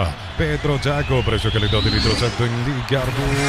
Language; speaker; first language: Spanish; native; Spanish